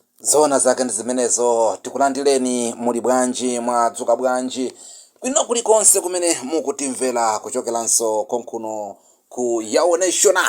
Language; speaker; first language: Nyanja; non-native, local second language; Yao